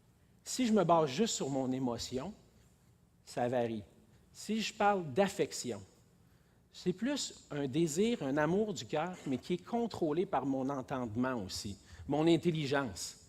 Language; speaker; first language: French; native; French